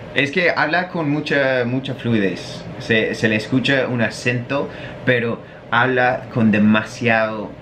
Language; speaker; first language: Spanish; non-native, fluent; English